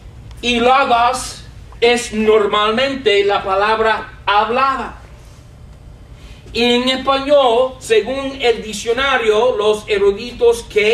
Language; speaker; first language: Spanish; non-native, fluent; English